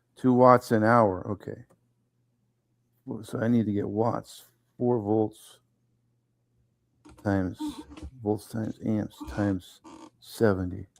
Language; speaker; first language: English; native; English